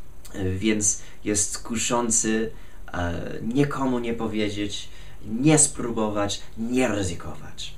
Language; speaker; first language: Polish; non-native, fluent; English